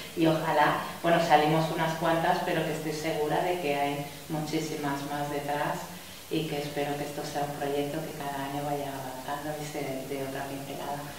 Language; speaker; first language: Spanish; native; Spanish